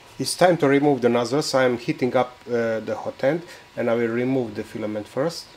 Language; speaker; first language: English; non-native, fluent; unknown